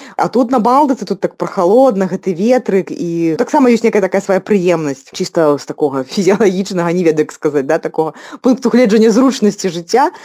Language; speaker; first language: Belarusian; non-native, local second language; Russian